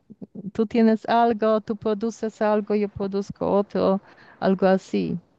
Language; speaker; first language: Spanish; non-native, learner; Polish